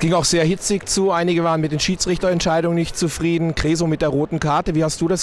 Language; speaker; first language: German; native; German